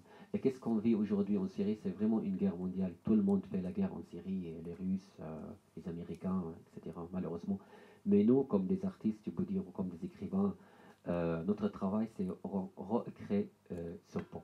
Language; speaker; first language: French; non-native, learner; Arabic